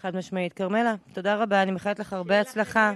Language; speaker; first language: Hebrew; native; Hebrew